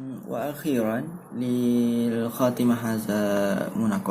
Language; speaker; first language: Arabic; non-native, learner; Malay